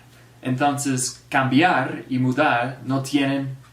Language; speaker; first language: Spanish; non-native, fluent; English